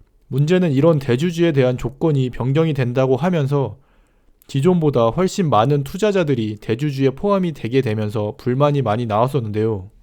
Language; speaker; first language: Korean; native; Korean